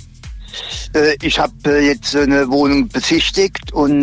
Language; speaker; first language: German; native; German